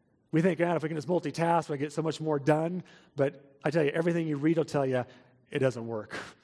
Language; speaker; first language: English; native; English